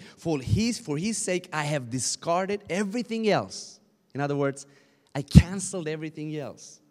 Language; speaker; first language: English; non-native, fluent; Romanian